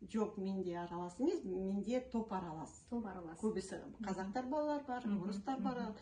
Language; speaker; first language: Kazakh; non-native, local second language; Russian